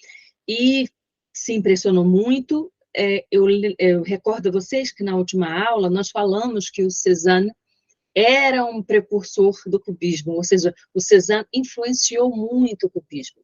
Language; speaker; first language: Portuguese; native; Portuguese